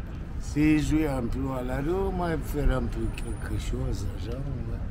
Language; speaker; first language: French; non-native, learner; Romanian